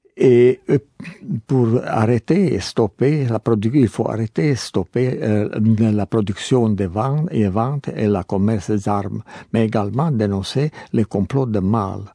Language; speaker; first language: French; non-native, learner; Croatian